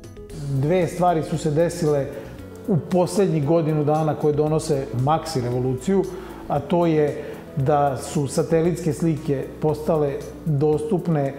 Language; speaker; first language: Serbian; native; Serbian